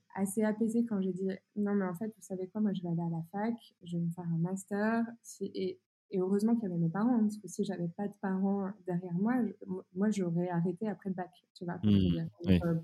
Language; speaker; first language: French; native; French